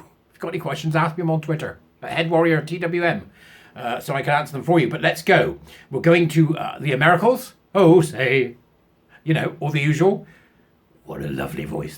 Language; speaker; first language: English; native; English